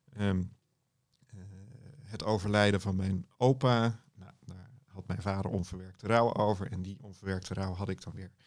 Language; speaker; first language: Dutch; native; Dutch